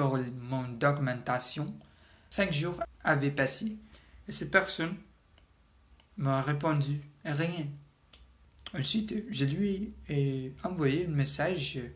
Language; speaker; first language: French; non-native, learner; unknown